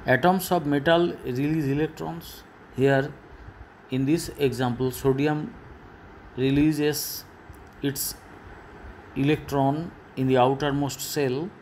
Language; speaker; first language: English; non-native, local second language; Bangla